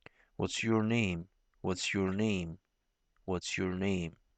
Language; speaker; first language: English; non-native, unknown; Turkish